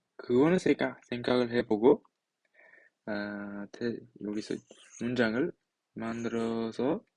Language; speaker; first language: Korean; non-native, fluent; Uzbek